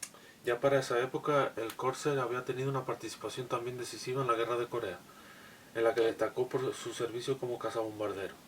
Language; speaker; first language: Spanish; native; Spanish